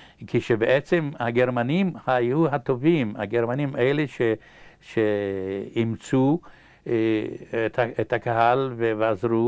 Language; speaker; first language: Hebrew; non-native, fluent; Yiddish